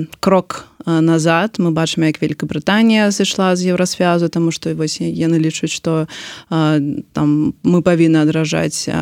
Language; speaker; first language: Belarusian; non-native, local second language; Russian